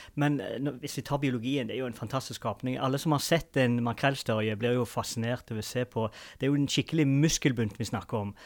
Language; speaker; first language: Norwegian; native; Norwegian